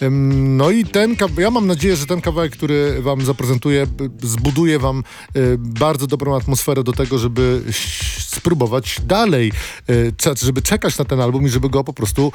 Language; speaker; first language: Polish; native; Polish